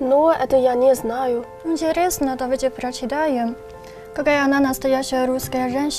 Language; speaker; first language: Russian; non-native, fluent; Chinese